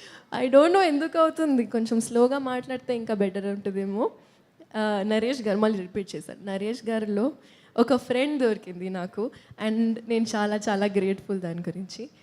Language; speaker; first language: Telugu; non-native, local second language; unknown